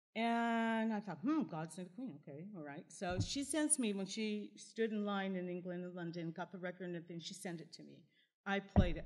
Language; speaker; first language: English; native; English